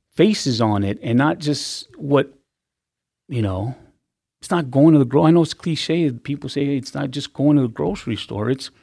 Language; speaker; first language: English; native; English